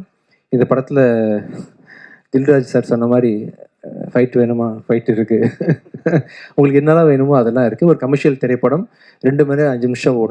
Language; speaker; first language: Tamil; native; Tamil